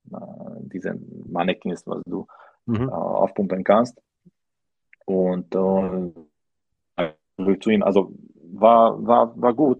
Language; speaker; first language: German; non-native, learner; Slovak